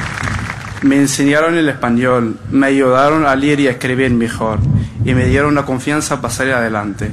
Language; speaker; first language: Spanish; non-native, fluent; Arabic